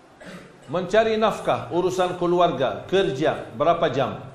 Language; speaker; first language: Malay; non-native, fluent; Arabic